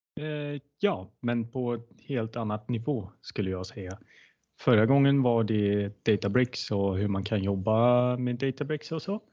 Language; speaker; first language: Swedish; non-native, fluent; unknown